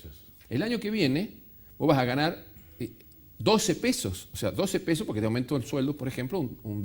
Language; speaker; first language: Spanish; native; Spanish